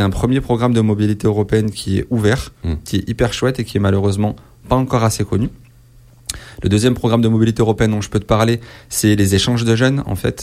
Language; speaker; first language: French; native; French